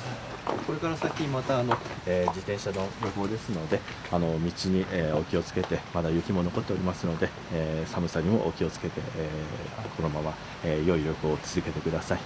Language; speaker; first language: Japanese; native; Japanese